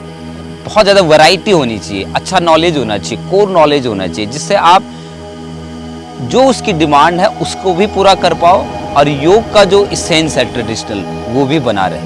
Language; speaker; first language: Hindi; native; Hindi